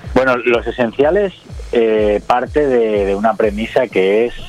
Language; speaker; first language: Spanish; native; Spanish